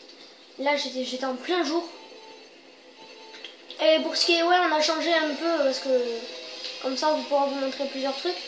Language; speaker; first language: French; native; French